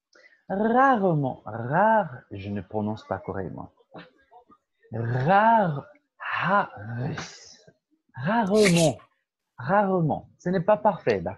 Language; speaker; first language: French; non-native, fluent; Portuguese